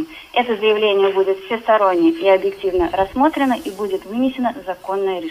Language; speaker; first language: Russian; native; Russian